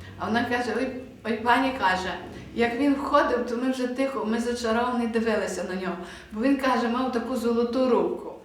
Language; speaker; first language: Ukrainian; native; Ukrainian